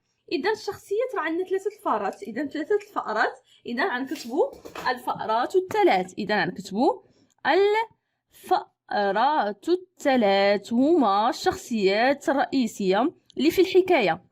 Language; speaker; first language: Arabic; native; Arabic